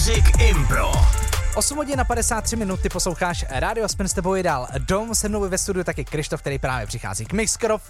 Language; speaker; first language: Czech; native; Czech